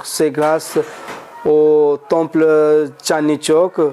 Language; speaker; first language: French; non-native, learner; Hindi